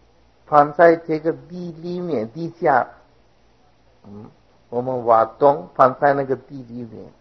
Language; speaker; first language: Chinese; non-native, fluent; Sinhala